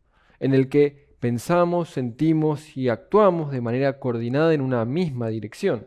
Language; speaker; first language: Spanish; native; Spanish